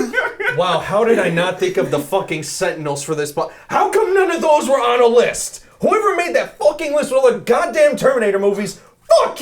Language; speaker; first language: English; native; English